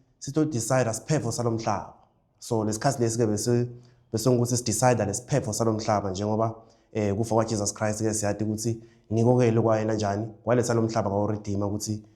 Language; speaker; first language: Zulu; non-native, local second language; Swati